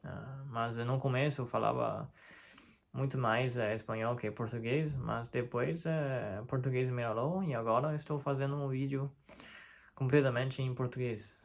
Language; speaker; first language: Portuguese; non-native, fluent; Chinese